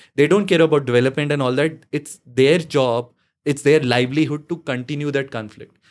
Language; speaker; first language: English; non-native, local second language; Punjabi